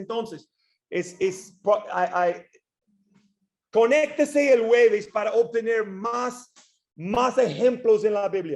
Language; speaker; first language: Spanish; non-native, fluent; English